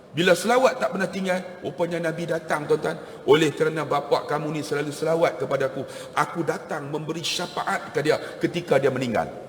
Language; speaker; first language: Malay; native; Malay